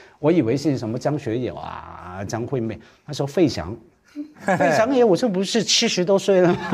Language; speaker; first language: Chinese; non-native, local second language; Cantonese